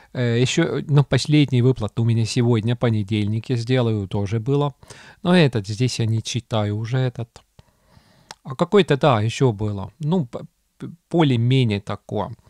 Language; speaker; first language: Russian; non-native, local second language; Estonian